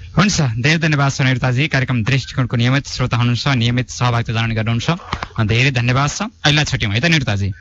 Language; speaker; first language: Nepali; native; Nepali